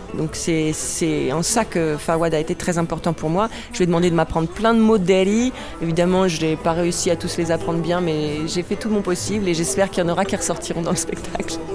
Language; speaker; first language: French; native; French